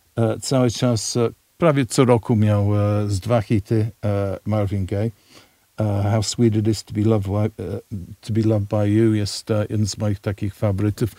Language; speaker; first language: Polish; non-native, fluent; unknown